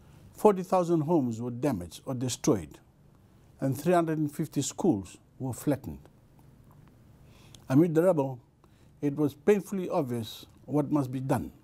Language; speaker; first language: English; non-native, local second language; Fijian